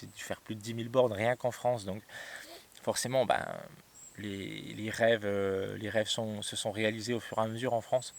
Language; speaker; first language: French; native; French